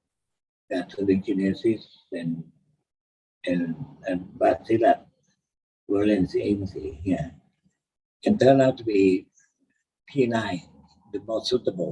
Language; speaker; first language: English; non-native, learner; Thai